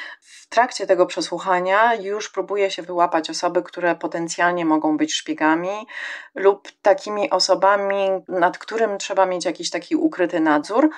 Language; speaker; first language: Polish; native; Polish